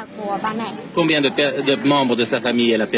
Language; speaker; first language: French; native; French